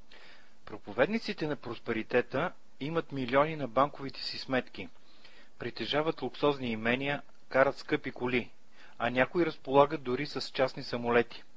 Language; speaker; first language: Bulgarian; native; Bulgarian